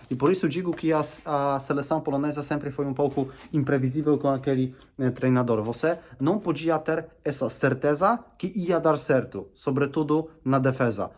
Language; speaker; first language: Portuguese; non-native, fluent; Polish